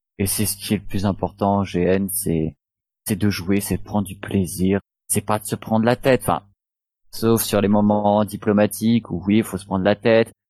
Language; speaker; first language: French; native; French